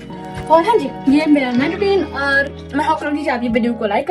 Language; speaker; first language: Hindi; early bilingual, heritage; Hindi